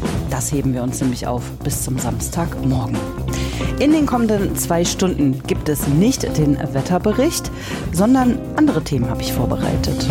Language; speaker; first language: German; native; German